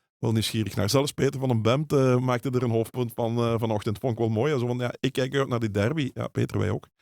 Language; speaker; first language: Dutch; native; Dutch